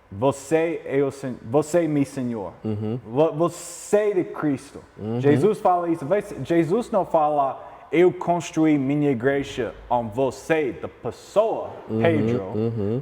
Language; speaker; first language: Portuguese; non-native, learner; English